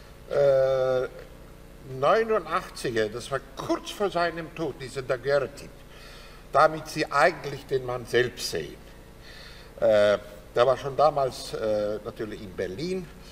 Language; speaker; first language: German; non-native, fluent; Turkish